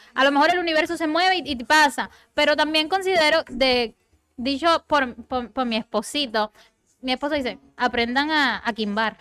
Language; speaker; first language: Spanish; native; Spanish